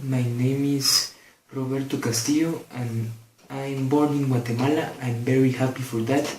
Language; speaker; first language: English; non-native, learner; Spanish